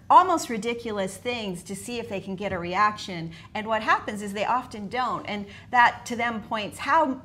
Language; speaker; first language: English; native; English